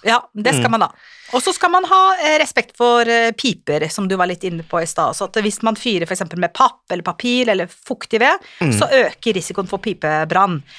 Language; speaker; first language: Norwegian; native; Norwegian